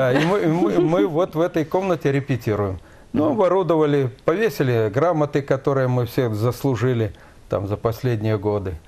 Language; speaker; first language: Russian; native; Russian